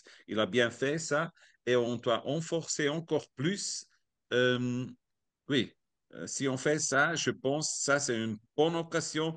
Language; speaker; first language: French; non-native, learner; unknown